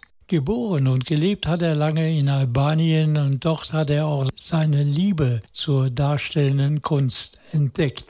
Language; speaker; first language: German; native; German